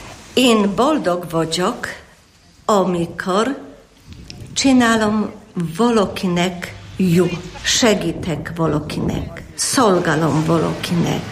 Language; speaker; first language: Hungarian; non-native, learner; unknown